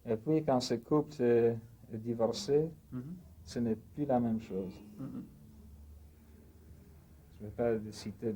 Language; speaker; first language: French; non-native, fluent; Polish